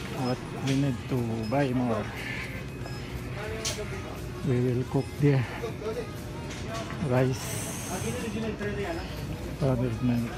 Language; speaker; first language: English; non-native, local second language; Filipino